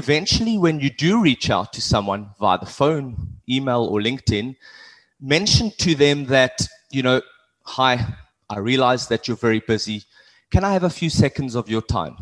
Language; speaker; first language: English; native; English